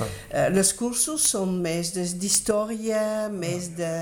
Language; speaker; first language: Catalan; early bilingual, heritage; Catalan